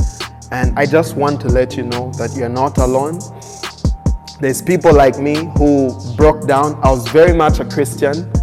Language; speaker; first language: English; non-native, local second language; Bemba